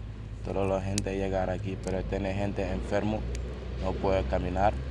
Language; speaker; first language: Spanish; non-native, learner; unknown